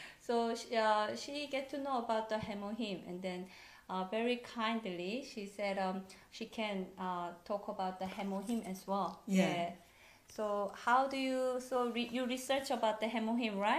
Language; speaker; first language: English; non-native, learner; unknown